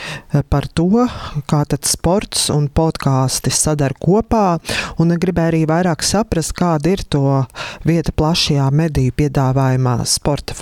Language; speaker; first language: Latvian; native; Latvian